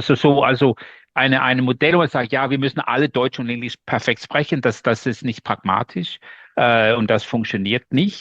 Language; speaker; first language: German; non-native, learner; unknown